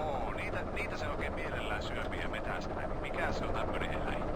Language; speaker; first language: Finnish; native; Finnish